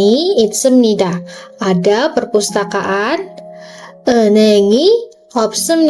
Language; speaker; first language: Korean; non-native, fluent; Indonesian